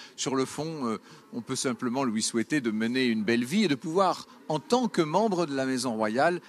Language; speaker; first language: French; native; French